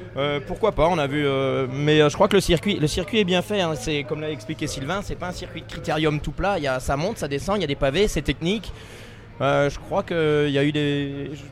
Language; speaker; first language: French; native; French